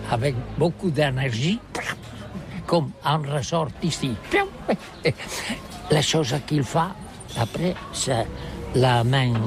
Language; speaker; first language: French; non-native, learner; Catalan